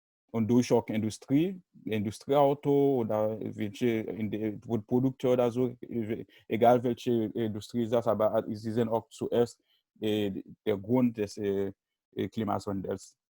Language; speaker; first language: German; non-native, learner; Haitian Creole